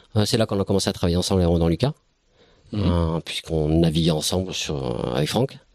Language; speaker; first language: French; native; French